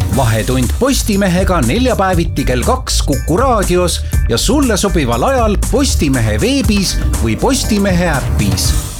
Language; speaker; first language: Estonian; native; Estonian